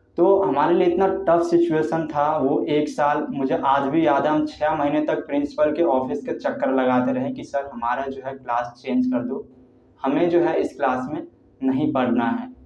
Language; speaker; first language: Hindi; native; Hindi